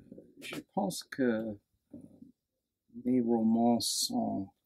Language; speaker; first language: French; non-native, learner; English